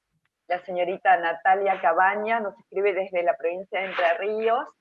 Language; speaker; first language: Spanish; native; Spanish